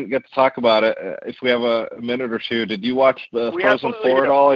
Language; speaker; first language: English; native; English